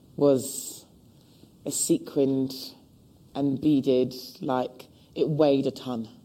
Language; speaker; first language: English; native; English